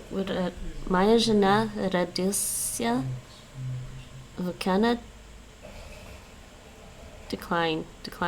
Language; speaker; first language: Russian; non-native, learner; English